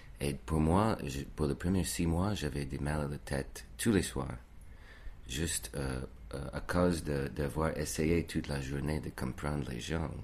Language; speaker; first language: French; non-native, fluent; English